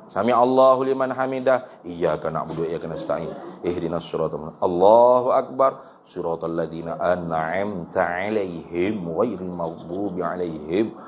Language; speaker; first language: Malay; native; Malay